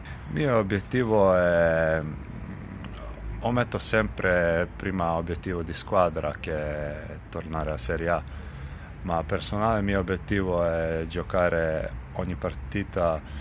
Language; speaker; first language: Italian; non-native, fluent; Serbian